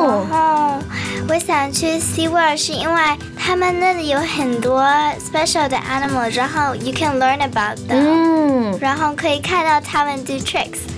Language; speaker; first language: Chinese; early bilingual, other home language; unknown